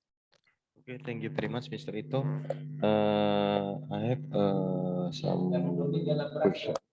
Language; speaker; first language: English; non-native, learner; Indonesian